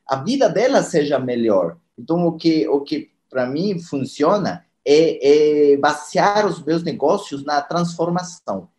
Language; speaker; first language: Portuguese; non-native, fluent; Spanish